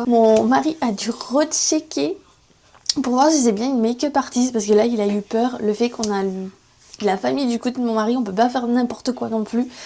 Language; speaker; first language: French; native; French